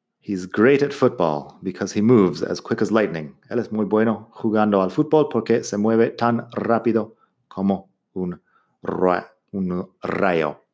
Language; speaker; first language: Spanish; non-native, fluent; English